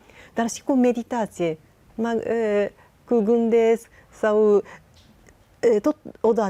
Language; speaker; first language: Romanian; non-native, learner; Japanese